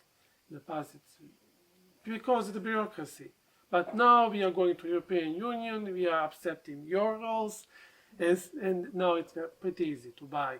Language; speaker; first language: English; non-native, learner; Serbian